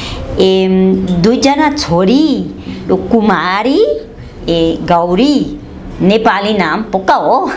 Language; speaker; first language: Nepali; non-native, learner; Dutch